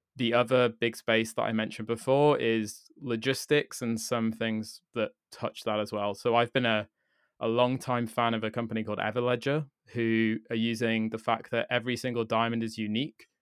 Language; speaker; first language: English; native; English